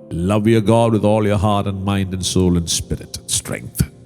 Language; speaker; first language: English; non-native, local second language; Malayalam